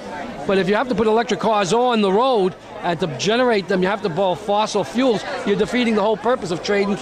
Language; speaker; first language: English; native; English